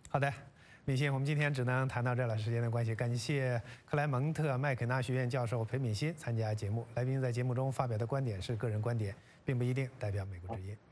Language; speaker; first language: Chinese; native; Chinese